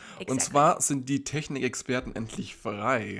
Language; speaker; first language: German; native; German